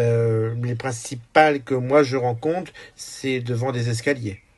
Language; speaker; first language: French; native; French